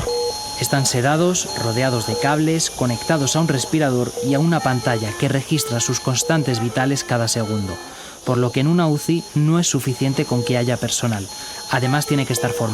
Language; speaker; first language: Spanish; native; Spanish